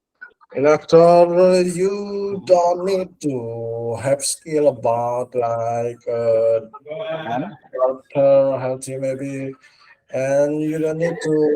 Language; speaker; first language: English; non-native, learner; Indonesian